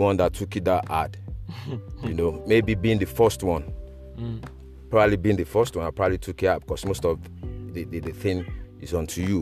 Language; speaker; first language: English; non-native, local second language; Yoruba